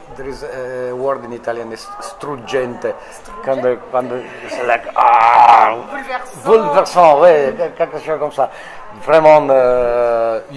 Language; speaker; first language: French; non-native, fluent; Italian